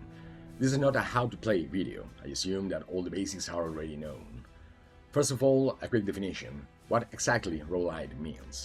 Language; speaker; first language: English; non-native, fluent; Spanish